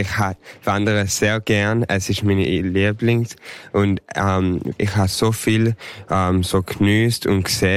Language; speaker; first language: German; early bilingual, heritage; English